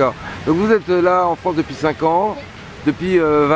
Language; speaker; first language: French; native; French